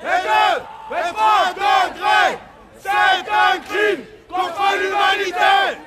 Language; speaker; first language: French; native; French